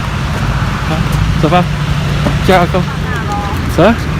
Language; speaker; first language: Chinese; native; Chinese